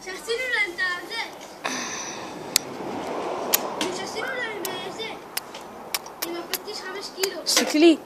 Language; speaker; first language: Hebrew; native; Hebrew